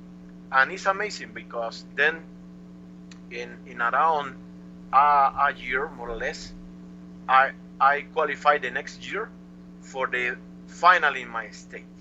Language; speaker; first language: English; non-native, learner; Spanish